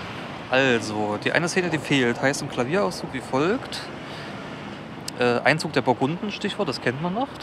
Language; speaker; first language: German; native; German